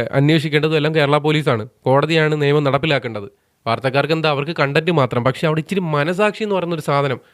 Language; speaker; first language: Malayalam; native; Malayalam